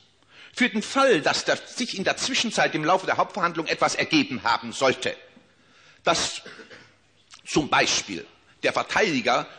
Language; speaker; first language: German; native; German